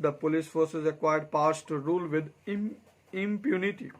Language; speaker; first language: English; non-native, local second language; Hindi